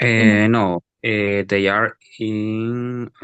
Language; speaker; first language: English; non-native, learner; Spanish